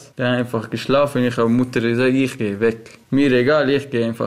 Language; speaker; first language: German; non-native, learner; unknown